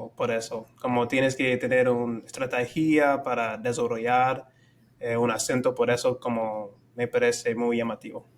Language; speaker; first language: Spanish; non-native, fluent; English